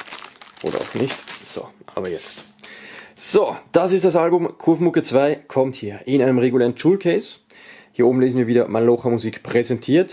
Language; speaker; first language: German; native; German